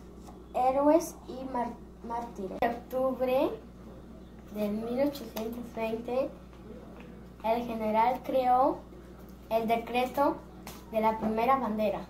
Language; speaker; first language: Spanish; native; Spanish